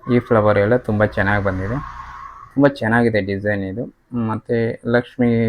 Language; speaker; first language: Kannada; non-native, local second language; Telugu